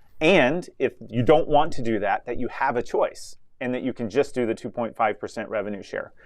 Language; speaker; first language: English; native; English